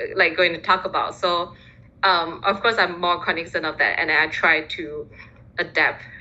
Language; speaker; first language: English; early bilingual, other home language; Chinese